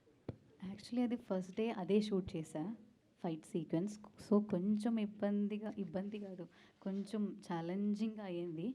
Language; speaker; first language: Telugu; non-native, learner; Malayalam